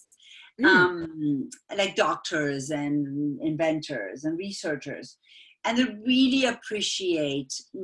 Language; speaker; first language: English; non-native, fluent; Spanish